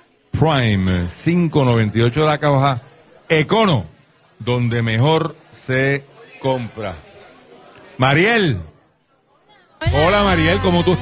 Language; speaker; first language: Spanish; native; Spanish